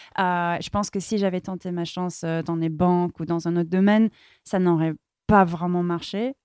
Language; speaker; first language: French; non-native, fluent; English